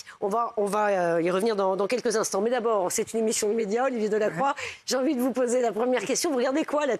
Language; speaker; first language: French; native; French